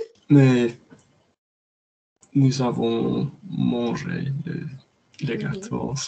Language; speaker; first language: French; non-native, learner; English